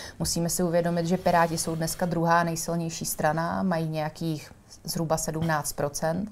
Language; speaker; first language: Czech; native; Czech